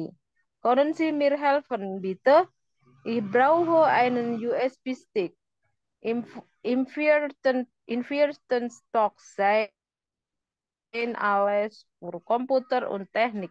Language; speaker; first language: German; non-native, learner; Indonesian